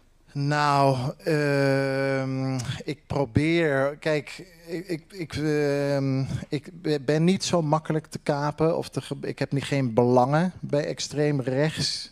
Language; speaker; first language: Dutch; native; Dutch